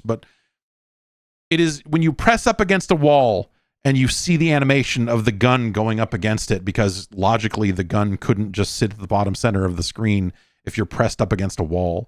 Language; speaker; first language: English; native; English